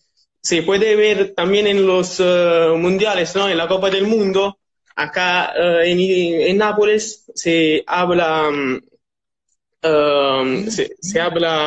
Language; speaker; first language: Spanish; non-native, learner; Italian